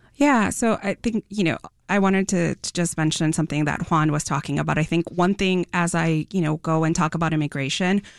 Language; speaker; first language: English; non-native, fluent; Spanish